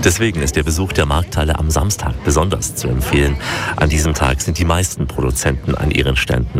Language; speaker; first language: German; native; German